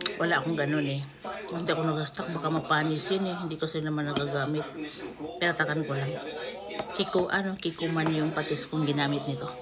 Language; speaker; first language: Filipino; non-native, local second language; Cebuano